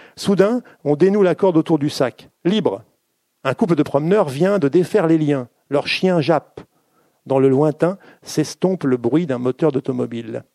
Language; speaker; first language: French; native; French